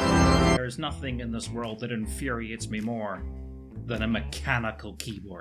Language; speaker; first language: English; native; English